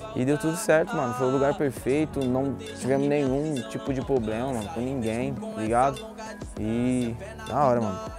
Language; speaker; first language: Portuguese; native; Portuguese